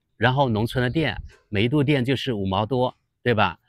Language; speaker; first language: Chinese; native; Chinese